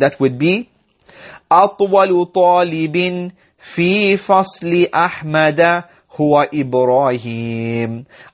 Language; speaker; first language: Arabic; non-native, fluent; English